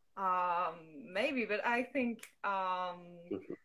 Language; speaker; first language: English; non-native, fluent; French